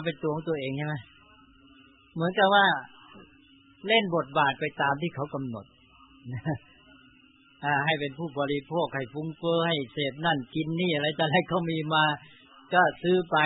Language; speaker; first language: Thai; native; Thai